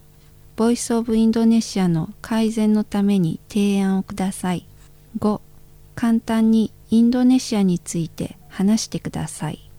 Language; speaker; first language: Japanese; non-native, learner; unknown